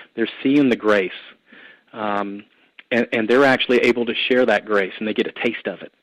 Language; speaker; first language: English; native; English